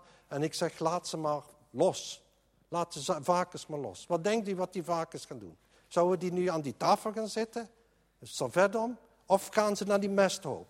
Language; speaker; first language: Dutch; native; Dutch